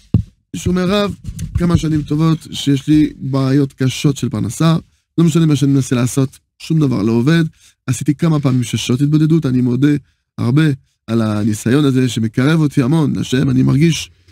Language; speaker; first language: Hebrew; non-native, fluent; French